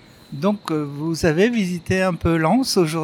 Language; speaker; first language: French; native; French